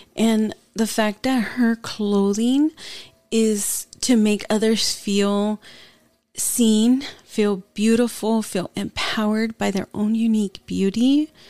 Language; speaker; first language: English; early bilingual, other home language; Spanish